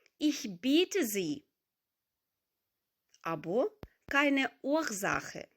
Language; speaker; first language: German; non-native, learner; Ukrainian